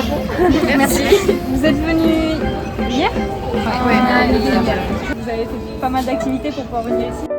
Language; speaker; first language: French; native; French